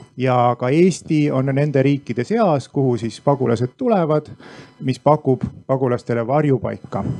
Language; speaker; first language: Estonian; native; Estonian